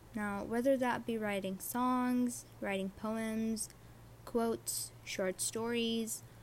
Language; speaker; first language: English; non-native, fluent; Arabic